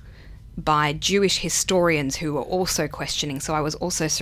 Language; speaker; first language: English; non-native, local second language; Hebrew